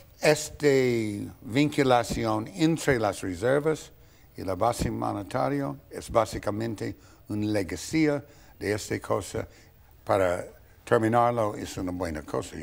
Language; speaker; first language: Spanish; non-native, fluent; English